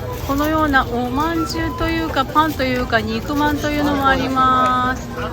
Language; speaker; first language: Japanese; native; Japanese